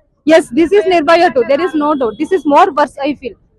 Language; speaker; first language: English; non-native, local second language; Telugu